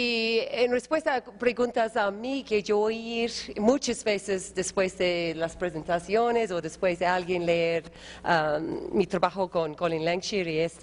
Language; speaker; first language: Spanish; non-native, fluent; English